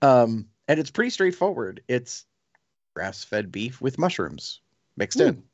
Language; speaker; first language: English; native; English